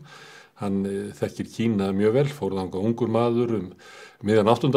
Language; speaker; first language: Icelandic; native; Icelandic